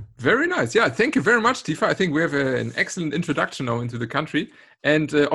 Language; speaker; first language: English; non-native, fluent; German